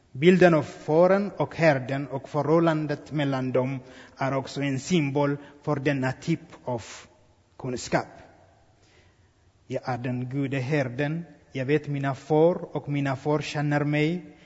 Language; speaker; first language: Swedish; non-native, fluent; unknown